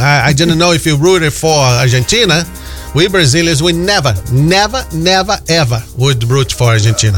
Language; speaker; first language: English; non-native, fluent; Portuguese